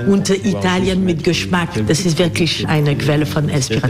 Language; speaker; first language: German; non-native, learner; French